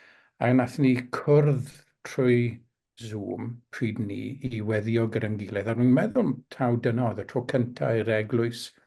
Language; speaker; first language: Welsh; non-native, local second language; English